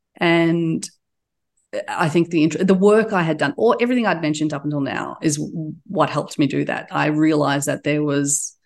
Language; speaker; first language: English; native; English